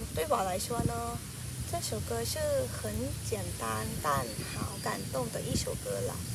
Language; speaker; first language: Chinese; non-native, learner; Thai